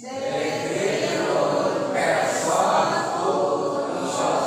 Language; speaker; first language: French; non-native, learner; Indonesian